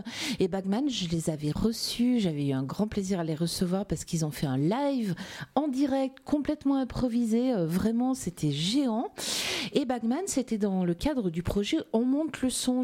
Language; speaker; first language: French; native; French